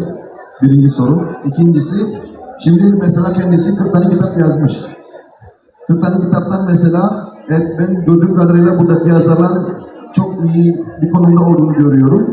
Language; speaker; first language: Turkish; non-native, fluent; Indonesian